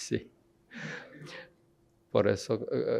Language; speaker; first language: Spanish; non-native, fluent; Russian